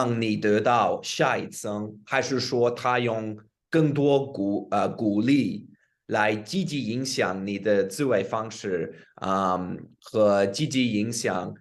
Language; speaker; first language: Chinese; non-native, fluent; English